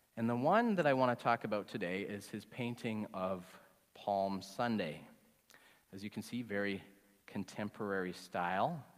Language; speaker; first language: English; native; English